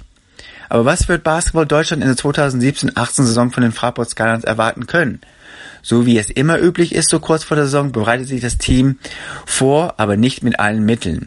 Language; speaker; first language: German; native; German